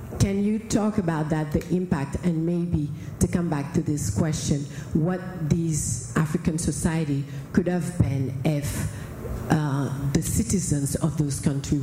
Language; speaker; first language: English; non-native, fluent; Wolof